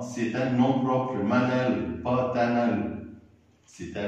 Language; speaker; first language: French; non-native, fluent; Arabic